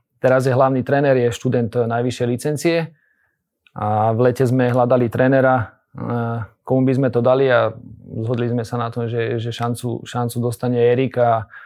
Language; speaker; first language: Slovak; native; Slovak